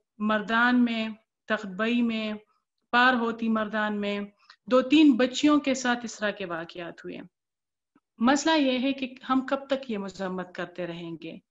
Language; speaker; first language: Urdu; non-native, local second language; Pashto